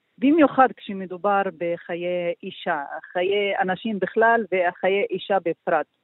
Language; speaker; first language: Hebrew; non-native, local second language; Arabic